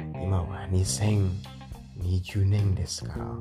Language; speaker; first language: Japanese; non-native, learner; Indonesian